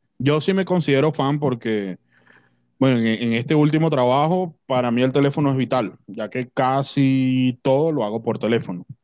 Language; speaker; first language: Spanish; native; Spanish